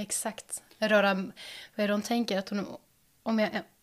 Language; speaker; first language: Swedish; native; Swedish